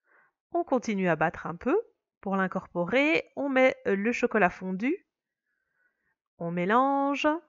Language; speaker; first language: French; native; French